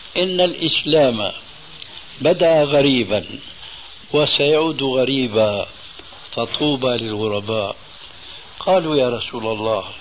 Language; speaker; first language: Arabic; early bilingual, other home language; Albanian